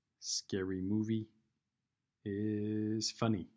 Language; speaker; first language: English; non-native, learner; Spanish